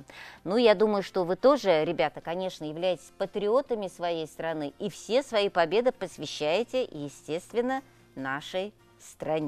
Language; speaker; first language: Russian; native; Russian